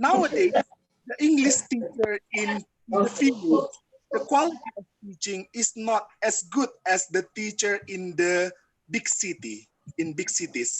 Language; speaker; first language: English; non-native, fluent; Indonesian